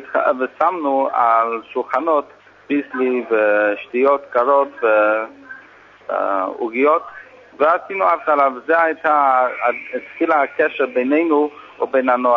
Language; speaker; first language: Hebrew; non-native, fluent; English